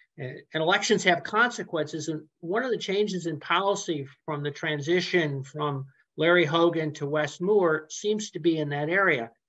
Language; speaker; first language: English; native; English